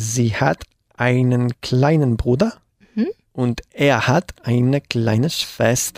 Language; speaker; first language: German; non-native, learner; Spanish